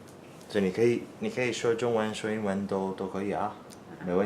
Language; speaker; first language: Chinese; non-native, learner; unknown